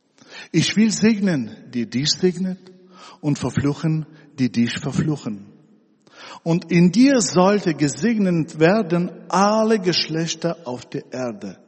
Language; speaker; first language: German; non-native, fluent; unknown